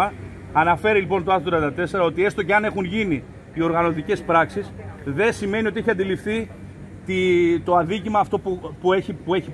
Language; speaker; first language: Greek; native; Greek